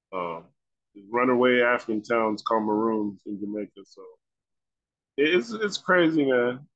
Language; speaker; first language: English; native; English